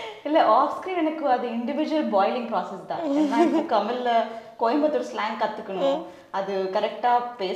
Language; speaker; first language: Tamil; non-native, learner; Telugu